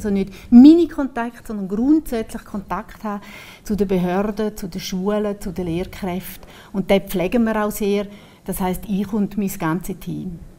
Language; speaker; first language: German; native; German